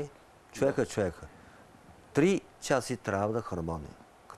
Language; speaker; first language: Bulgarian; non-native, learner; Chinese